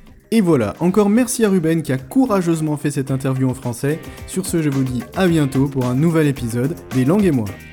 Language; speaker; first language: French; native; French